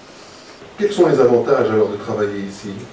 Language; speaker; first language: French; native; French